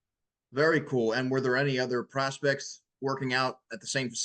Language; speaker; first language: English; native; English